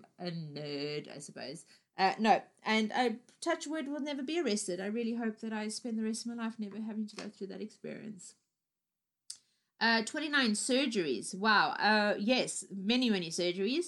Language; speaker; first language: English; native; English